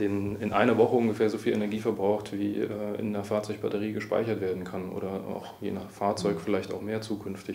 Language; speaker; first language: German; native; German